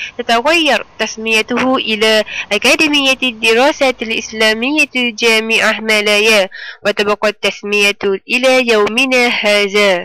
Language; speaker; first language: Arabic; non-native, learner; Malay